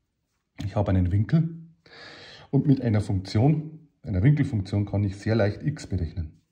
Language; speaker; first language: German; native; German